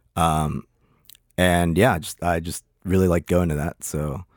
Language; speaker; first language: English; native; English